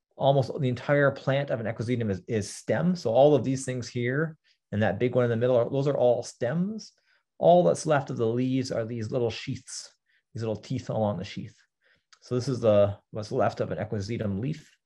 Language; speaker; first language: English; native; English